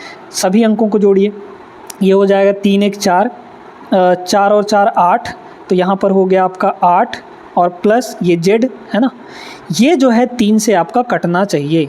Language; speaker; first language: Hindi; native; Hindi